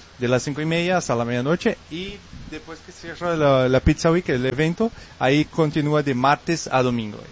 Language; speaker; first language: Spanish; non-native, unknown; Portuguese